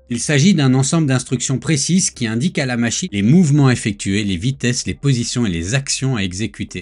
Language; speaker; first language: French; native; French